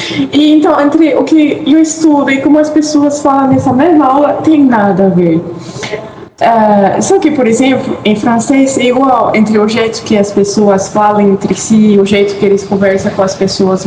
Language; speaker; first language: Portuguese; non-native, fluent; French